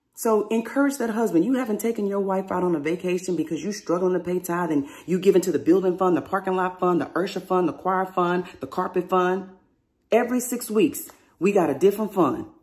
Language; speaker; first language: English; native; English